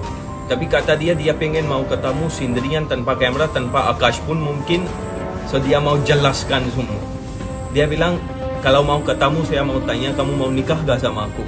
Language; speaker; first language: Indonesian; non-native, fluent; Hindi